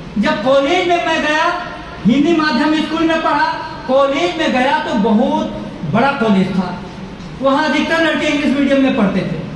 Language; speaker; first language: Hindi; non-native, local second language; Bhojpuri